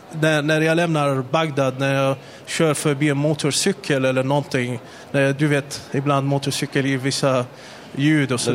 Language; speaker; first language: Swedish; non-native, fluent; Arabic